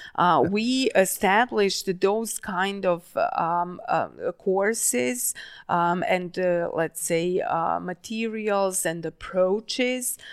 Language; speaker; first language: English; non-native, fluent; Serbian